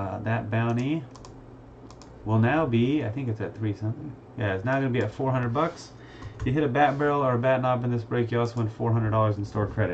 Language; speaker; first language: English; native; English